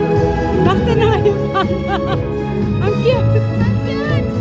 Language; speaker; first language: Filipino; native; Filipino